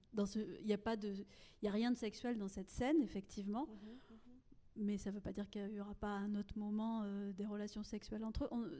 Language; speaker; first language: French; native; French